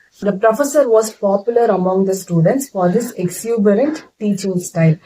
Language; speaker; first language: English; non-native, local second language; Tamil